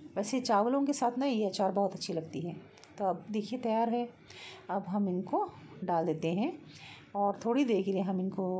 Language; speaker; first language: Hindi; native; Hindi